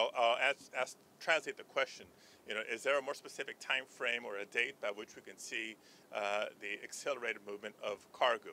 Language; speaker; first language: English; early bilingual, other home language; Spanish